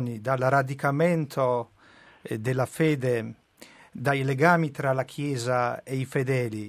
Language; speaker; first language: Italian; non-native, fluent; Polish